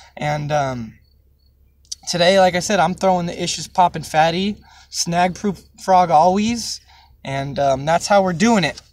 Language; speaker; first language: English; native; English